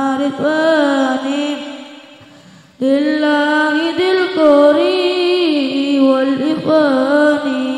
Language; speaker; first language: Arabic; non-native, learner; Indonesian